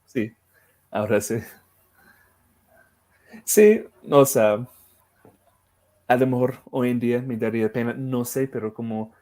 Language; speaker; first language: Spanish; non-native, fluent; English